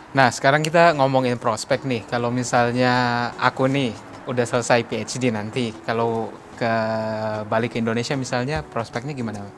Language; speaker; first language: Indonesian; native; Indonesian